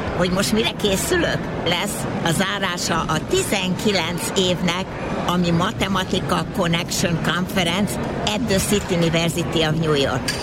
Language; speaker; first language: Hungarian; early bilingual, heritage; Hungarian